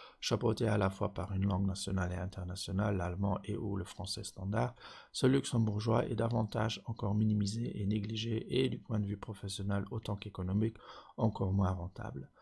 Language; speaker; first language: French; non-native, local second language; Luxembourgish